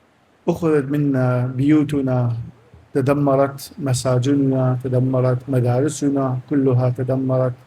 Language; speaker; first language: Arabic; native; Arabic